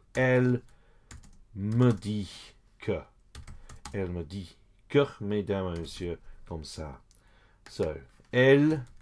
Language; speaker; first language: French; non-native, fluent; English